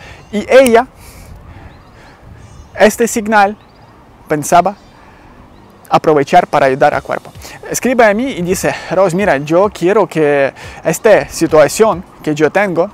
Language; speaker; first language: Spanish; non-native, learner; Ukrainian